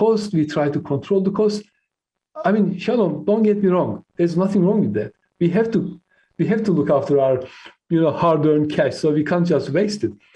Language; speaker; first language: English; non-native, fluent; Turkish